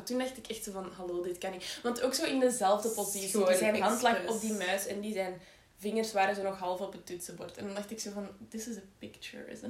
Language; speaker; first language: Dutch; native; Dutch